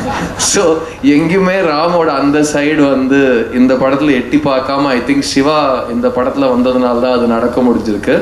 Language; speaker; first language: Tamil; native; Tamil